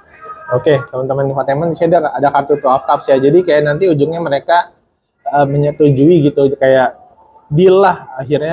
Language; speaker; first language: Indonesian; native; Indonesian